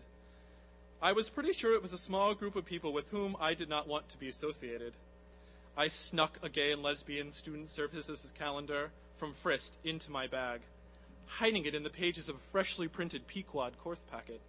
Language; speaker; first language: English; native; English